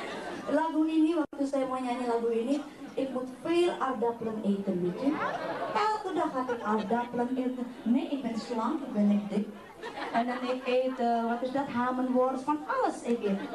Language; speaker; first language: Dutch; non-native, learner; Indonesian